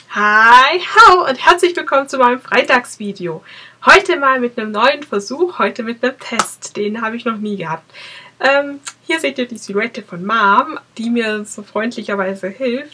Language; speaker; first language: German; native; German